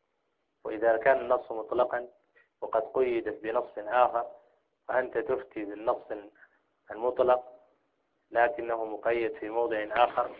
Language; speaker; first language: Arabic; native; Arabic